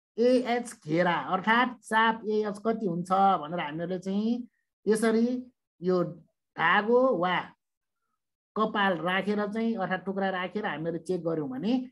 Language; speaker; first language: Nepali; native; Nepali